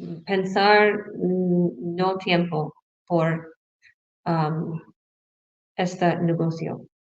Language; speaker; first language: Spanish; non-native, learner; English